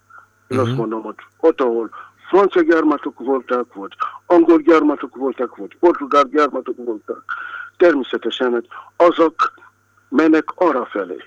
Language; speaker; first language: Hungarian; non-native, fluent; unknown